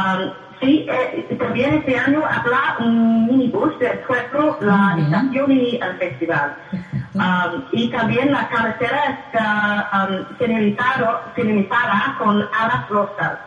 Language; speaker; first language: Spanish; non-native, fluent; English